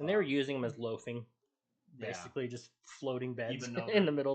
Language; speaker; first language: English; native; English